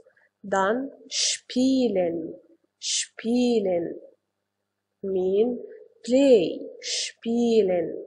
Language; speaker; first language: German; non-native, fluent; Arabic